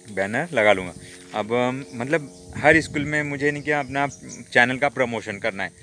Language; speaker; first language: Hindi; non-native, local second language; Marathi